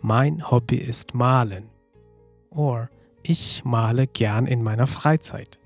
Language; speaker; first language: German; non-native, fluent; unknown